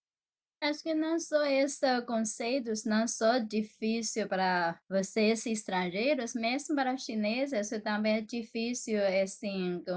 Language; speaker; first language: Portuguese; non-native, fluent; Chinese